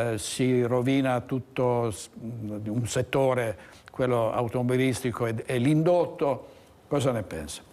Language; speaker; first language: Italian; native; Italian